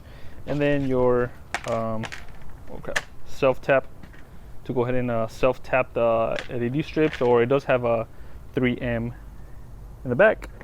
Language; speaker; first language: English; native; English